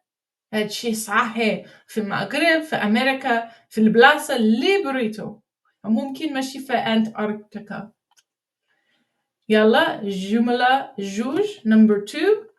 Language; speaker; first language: Arabic; non-native, learner; English